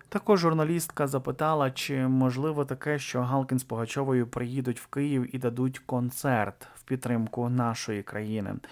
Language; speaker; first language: Ukrainian; native; Ukrainian